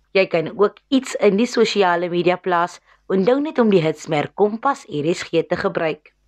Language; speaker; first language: Afrikaans; native; Afrikaans